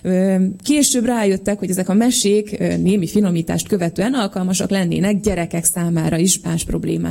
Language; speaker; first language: Hungarian; native; Hungarian